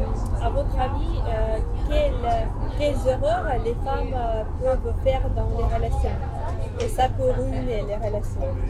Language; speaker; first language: French; non-native, learner; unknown